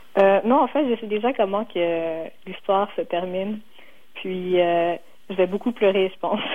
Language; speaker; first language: French; native; French